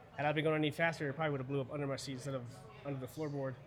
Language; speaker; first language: English; early bilingual, other home language; German